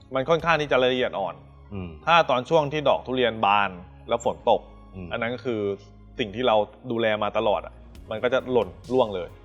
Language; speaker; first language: Thai; native; Thai